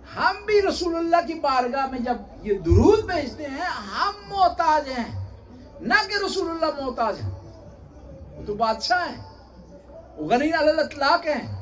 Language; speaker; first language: Urdu; non-native, local second language; Punjabi